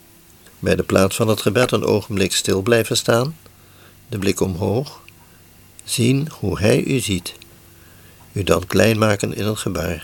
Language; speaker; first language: Dutch; native; Dutch